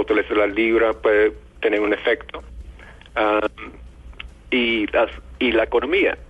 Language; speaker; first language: Spanish; non-native, fluent; English